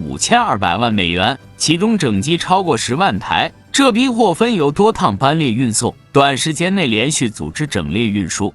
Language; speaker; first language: Chinese; native; Chinese